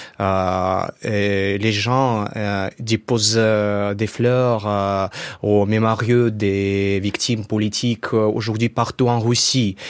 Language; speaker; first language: French; non-native, fluent; Russian